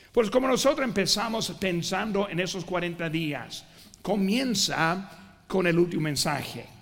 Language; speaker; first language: Spanish; non-native, fluent; English